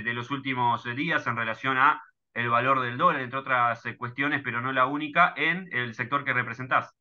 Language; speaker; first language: Spanish; native; Spanish